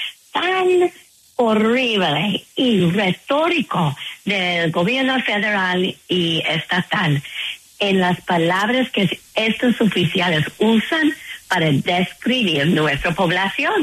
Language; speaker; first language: Spanish; non-native, fluent; English